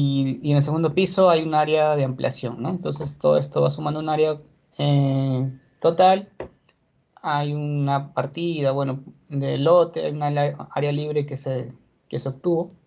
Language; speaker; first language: Spanish; native; Spanish